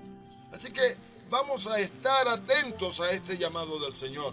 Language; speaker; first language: Spanish; native; Spanish